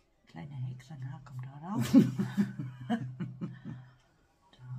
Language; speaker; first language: German; non-native, fluent; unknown